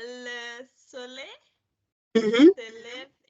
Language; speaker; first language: French; non-native, learner; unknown